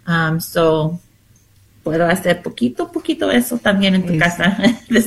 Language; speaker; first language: Spanish; non-native, learner; English